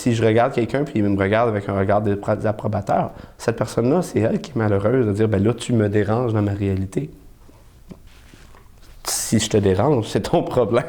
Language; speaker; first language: French; native; French